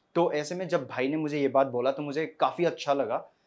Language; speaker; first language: Hindi; non-native, local second language; Assamese